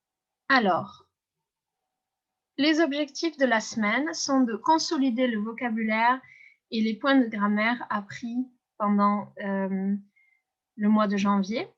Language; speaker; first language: French; non-native, fluent; English